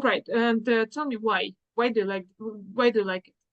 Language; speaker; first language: English; non-native, fluent; Russian